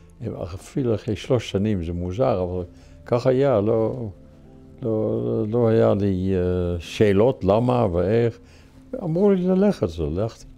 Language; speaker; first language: Hebrew; non-native, fluent; Dutch